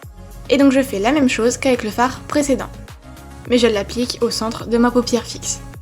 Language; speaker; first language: French; native; French